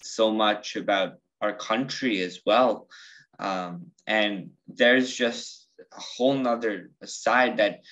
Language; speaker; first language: English; early bilingual, other home language; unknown